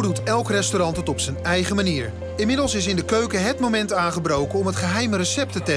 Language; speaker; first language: Dutch; native; Dutch